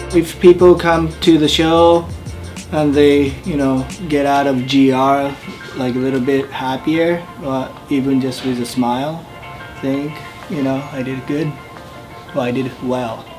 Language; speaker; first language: English; non-native, fluent; Japanese